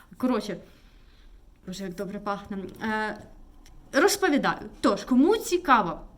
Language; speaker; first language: Ukrainian; non-native, local second language; Russian